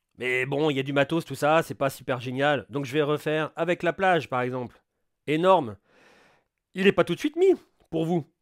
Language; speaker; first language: French; native; French